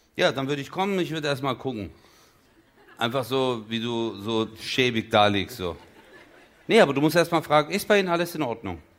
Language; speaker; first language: German; early bilingual, other home language; Turkish